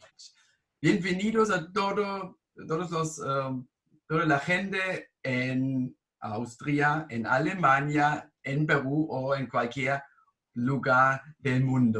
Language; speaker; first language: Spanish; non-native, fluent; German